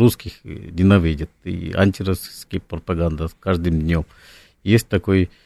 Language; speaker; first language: Russian; non-native, fluent; Malayalam